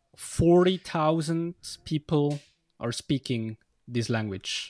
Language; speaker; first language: English; non-native, fluent; Swiss German